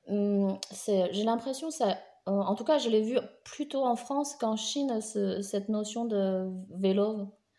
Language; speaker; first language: French; non-native, fluent; Chinese